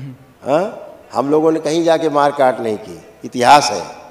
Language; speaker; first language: Hindi; native; Hindi